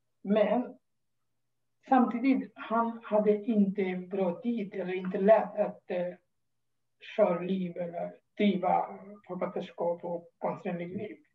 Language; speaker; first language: Swedish; non-native, fluent; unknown